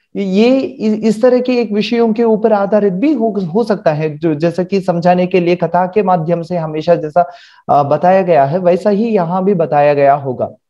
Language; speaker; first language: Hindi; non-native, local second language; Marathi